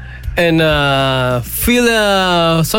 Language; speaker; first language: Dutch; non-native, learner; Spanish